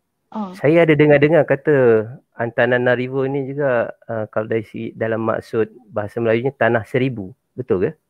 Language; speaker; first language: Malay; native; Malay